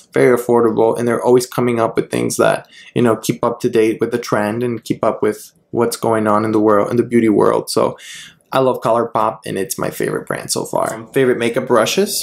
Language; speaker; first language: English; non-native, fluent; Spanish